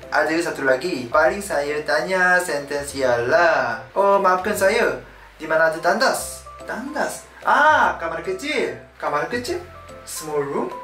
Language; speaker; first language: Malay; non-native, learner; Korean